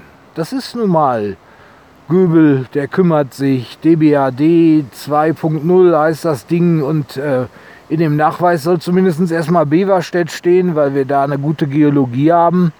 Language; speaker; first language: German; native; German